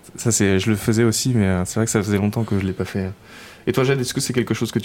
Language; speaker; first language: French; native; French